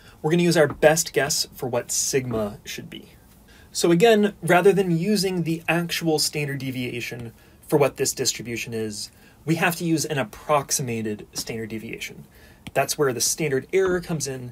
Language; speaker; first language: English; native; English